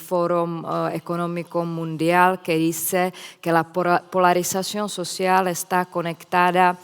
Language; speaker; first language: Spanish; non-native, fluent; Czech